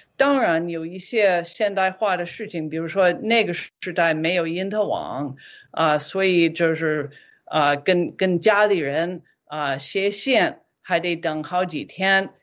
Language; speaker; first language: Chinese; non-native, fluent; English